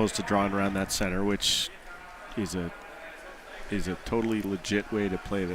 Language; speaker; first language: English; native; English